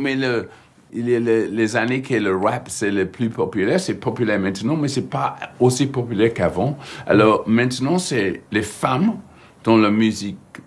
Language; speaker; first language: French; non-native, learner; English